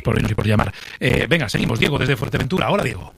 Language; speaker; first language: Spanish; native; Spanish